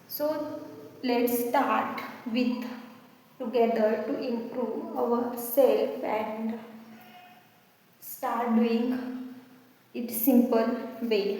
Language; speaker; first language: English; non-native, learner; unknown